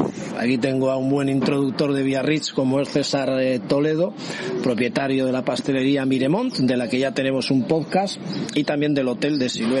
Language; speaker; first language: Spanish; native; Spanish